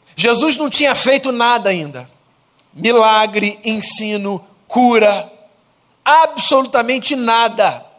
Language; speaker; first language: Portuguese; native; Portuguese